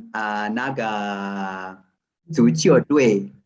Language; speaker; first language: Chinese; non-native, fluent; Swahili